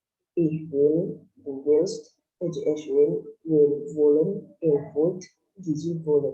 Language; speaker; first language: German; non-native, learner; Indonesian